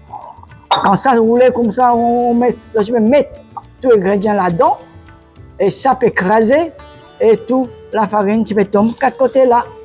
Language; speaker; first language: French; non-native, local second language; Morisyen